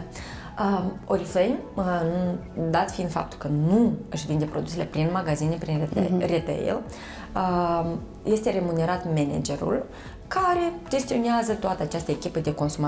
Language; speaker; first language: Romanian; native; Romanian